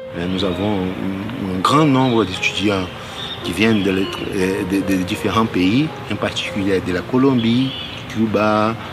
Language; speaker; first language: French; non-native, fluent; Portuguese